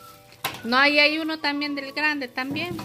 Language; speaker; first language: Spanish; native; Spanish